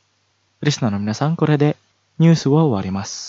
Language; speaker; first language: Japanese; non-native, fluent; Indonesian